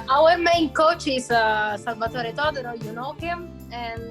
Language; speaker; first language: English; non-native, fluent; Italian